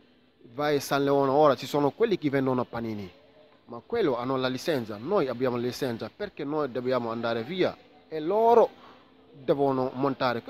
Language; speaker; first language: Italian; non-native, fluent; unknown